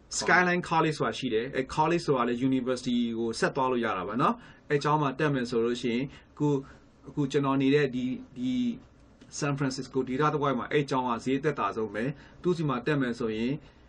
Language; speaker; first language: Burmese; native; Burmese